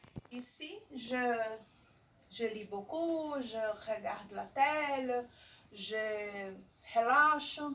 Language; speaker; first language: French; non-native, learner; Portuguese